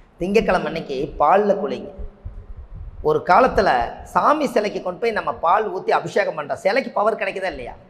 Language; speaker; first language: Tamil; native; Tamil